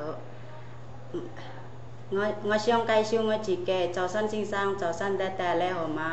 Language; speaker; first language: Cantonese; non-native, learner; Indonesian